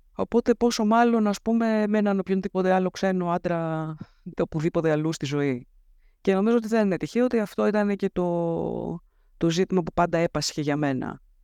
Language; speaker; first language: Greek; native; Greek